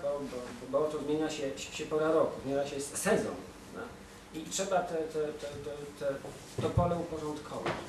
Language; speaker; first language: Polish; native; Polish